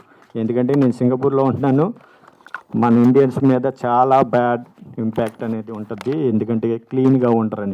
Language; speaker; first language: Telugu; native; Telugu